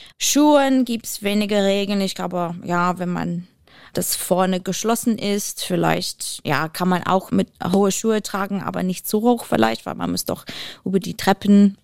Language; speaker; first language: German; non-native, fluent; English